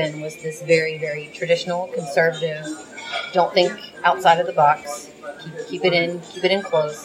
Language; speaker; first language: English; native; English